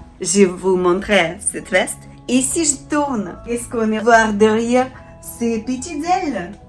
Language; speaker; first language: French; non-native, learner; Ukrainian